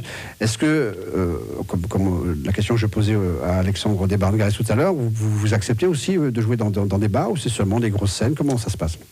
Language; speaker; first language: French; native; French